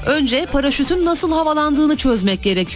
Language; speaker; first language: Turkish; native; Turkish